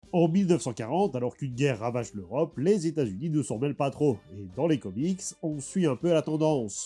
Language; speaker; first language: French; native; French